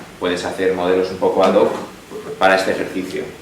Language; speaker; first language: Spanish; native; Spanish